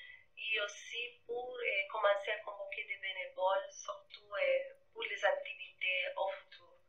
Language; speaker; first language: French; non-native, fluent; Spanish